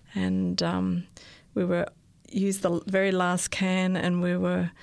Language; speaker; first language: English; native; English